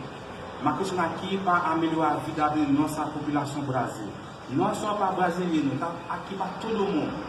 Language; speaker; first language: Portuguese; non-native, learner; Haitian Creole